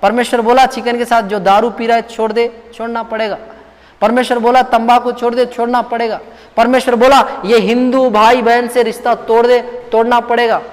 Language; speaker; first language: Hindi; non-native, local second language; Telugu